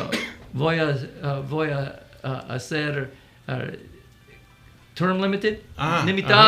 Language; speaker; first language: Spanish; non-native, learner; English